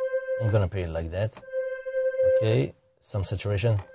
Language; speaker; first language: English; non-native, fluent; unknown